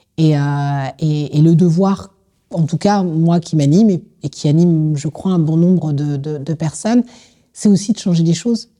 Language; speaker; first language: French; native; French